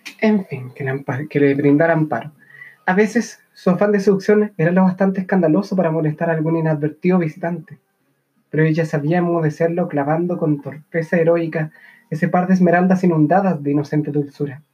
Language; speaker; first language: Spanish; native; Spanish